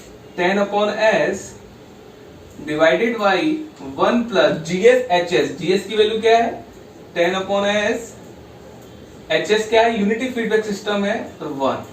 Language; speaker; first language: Hindi; native; Hindi